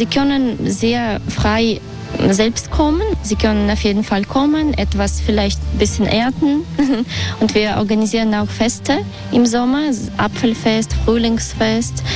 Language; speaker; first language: German; non-native, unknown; Russian